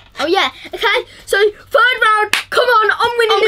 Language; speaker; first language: English; native; English